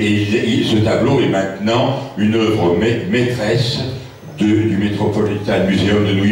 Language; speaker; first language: French; native; French